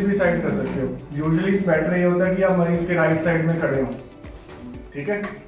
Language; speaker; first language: Hindi; native; Hindi